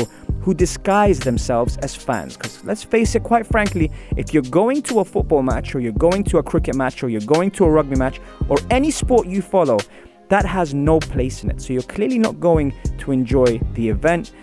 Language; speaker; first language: English; native; English